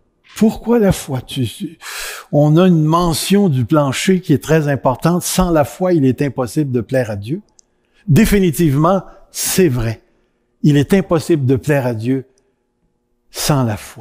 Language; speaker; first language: French; native; French